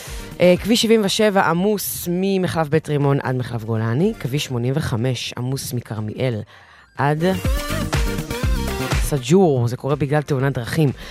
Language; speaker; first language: Hebrew; native; Hebrew